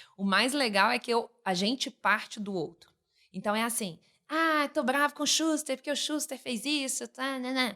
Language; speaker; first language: Portuguese; native; Portuguese